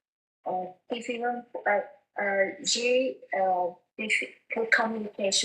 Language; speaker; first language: French; non-native, learner; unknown